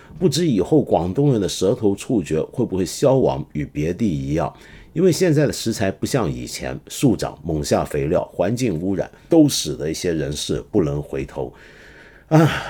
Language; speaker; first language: Chinese; non-native, local second language; Cantonese